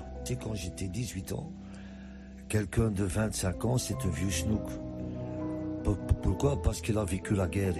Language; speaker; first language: French; non-native, fluent; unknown